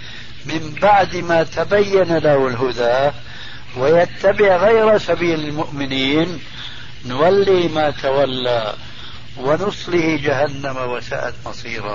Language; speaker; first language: Arabic; early bilingual, other home language; Albanian